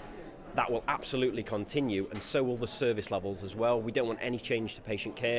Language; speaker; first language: English; native; English